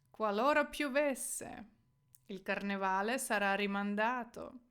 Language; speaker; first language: Italian; non-native, fluent; Ukrainian